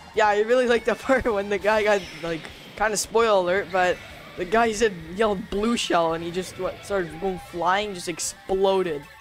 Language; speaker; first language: English; native; English